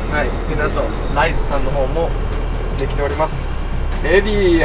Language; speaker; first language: Japanese; native; Japanese